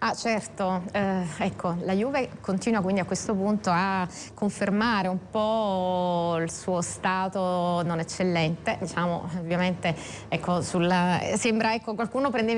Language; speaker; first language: Italian; native; Italian